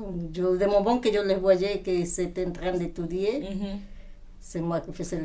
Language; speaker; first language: French; non-native, fluent; Spanish